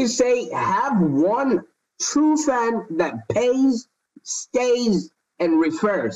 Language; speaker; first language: English; non-native, local second language; Shona